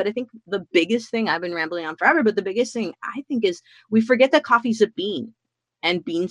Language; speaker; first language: English; native; English